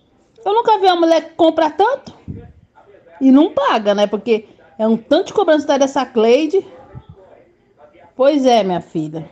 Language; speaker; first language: Portuguese; native; Portuguese